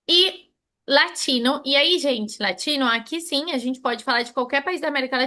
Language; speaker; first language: Portuguese; non-native, fluent; Spanish